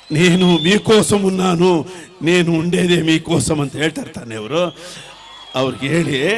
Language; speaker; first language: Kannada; non-native, local second language; Telugu